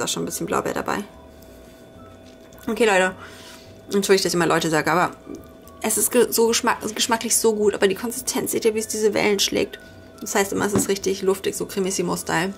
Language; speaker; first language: German; native; German